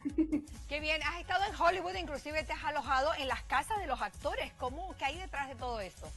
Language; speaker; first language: Spanish; native; Spanish